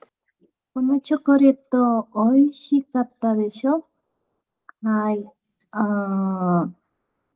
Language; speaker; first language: Japanese; non-native, learner; Spanish